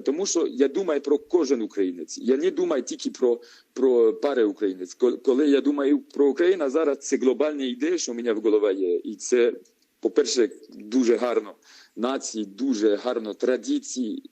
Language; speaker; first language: Ukrainian; non-native, learner; French